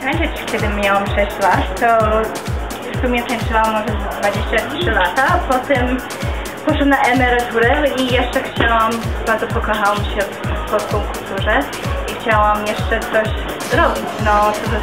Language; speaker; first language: Polish; early bilingual, heritage; Polish